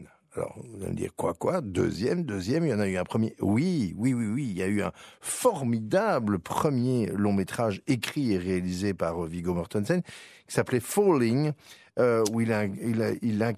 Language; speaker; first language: French; native; French